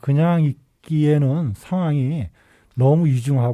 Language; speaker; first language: Korean; native; Korean